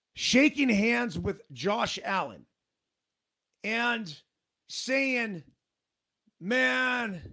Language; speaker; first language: English; native; English